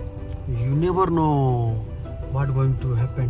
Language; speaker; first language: English; non-native, local second language; Hindi